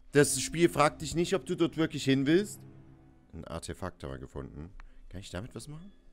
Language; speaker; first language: German; native; German